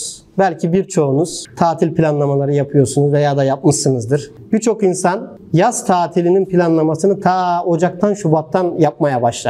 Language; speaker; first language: Turkish; native; Turkish